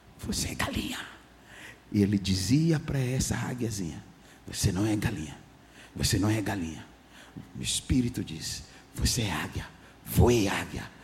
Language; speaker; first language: Portuguese; non-native, fluent; English